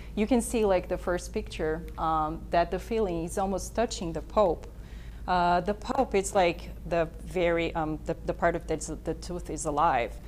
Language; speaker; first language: English; non-native, fluent; Portuguese